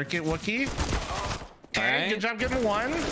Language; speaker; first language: English; native; English